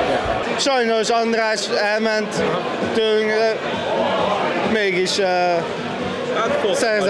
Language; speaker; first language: Hungarian; early bilingual, heritage; Hungarian